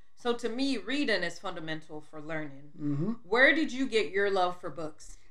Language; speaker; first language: English; non-native, local second language; Krio